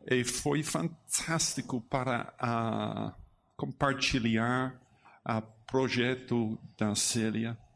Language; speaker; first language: Portuguese; non-native, learner; English